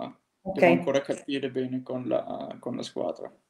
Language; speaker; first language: Italian; non-native, fluent; Danish